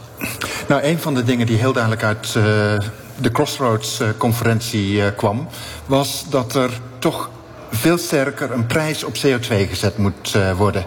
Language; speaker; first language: Dutch; native; Dutch